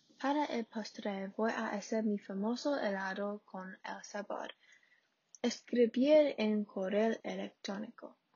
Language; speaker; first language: Spanish; non-native, learner; English